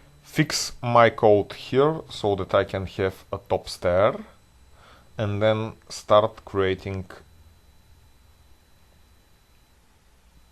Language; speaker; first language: English; non-native, fluent; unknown